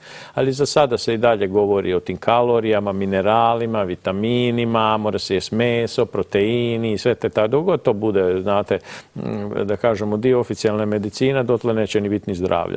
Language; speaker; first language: Croatian; native; Croatian